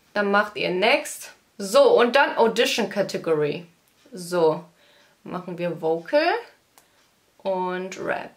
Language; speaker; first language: German; early bilingual, other home language; Vietnamese